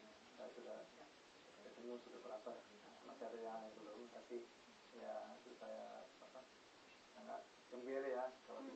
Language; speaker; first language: Indonesian; non-native, fluent; English